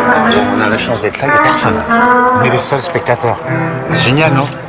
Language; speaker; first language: French; native; French